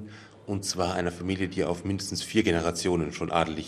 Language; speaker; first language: German; native; German